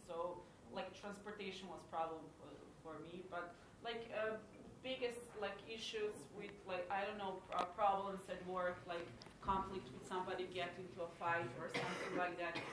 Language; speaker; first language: English; non-native, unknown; Serbian